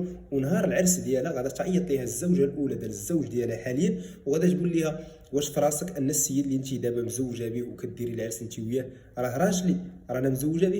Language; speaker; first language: Arabic; native; Arabic